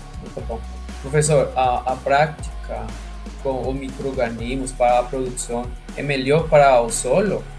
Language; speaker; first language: Portuguese; non-native, fluent; Spanish